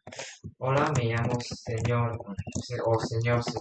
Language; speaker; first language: Spanish; non-native, learner; English